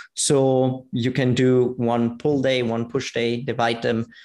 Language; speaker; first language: English; non-native, fluent; Italian